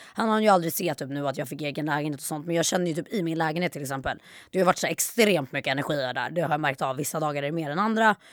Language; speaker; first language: Swedish; native; Swedish